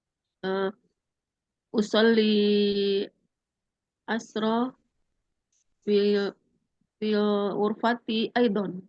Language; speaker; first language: Arabic; non-native, learner; Indonesian